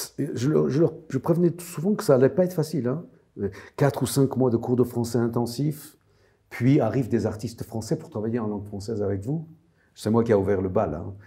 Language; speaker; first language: French; non-native, fluent; Armenian